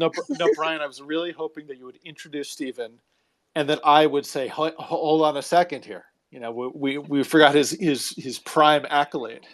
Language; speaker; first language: English; native; English